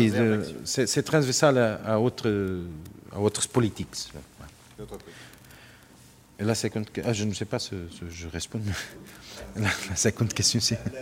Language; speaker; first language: French; non-native, learner; Portuguese